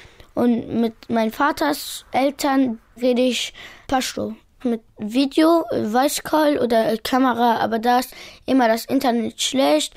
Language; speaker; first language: German; early bilingual, other home language; Pashto